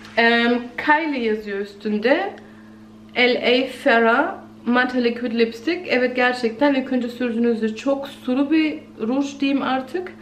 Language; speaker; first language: Turkish; early bilingual, heritage; Turkish